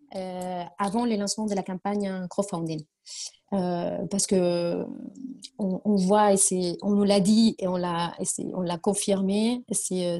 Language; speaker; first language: French; non-native, fluent; Spanish